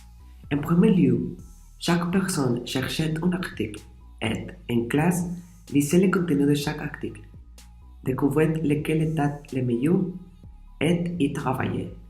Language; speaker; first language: French; non-native, learner; Spanish